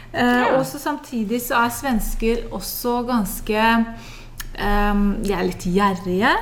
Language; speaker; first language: Norwegian; native; Norwegian